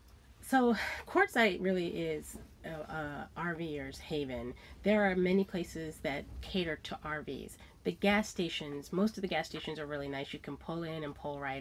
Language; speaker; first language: English; native; English